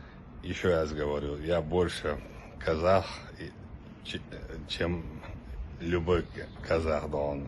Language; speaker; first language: Russian; non-native, local second language; Chechen